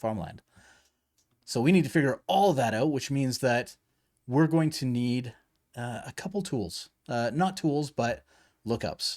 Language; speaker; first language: English; native; English